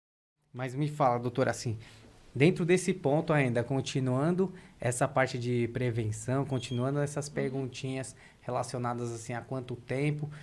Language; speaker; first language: Portuguese; native; Portuguese